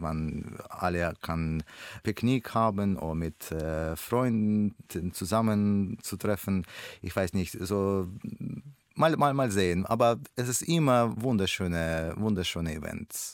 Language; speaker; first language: German; non-native, learner; Russian